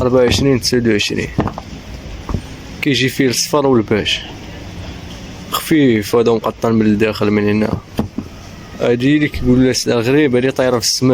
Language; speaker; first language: Arabic; native; Arabic